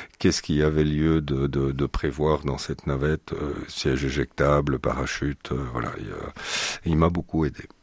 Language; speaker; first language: French; native; French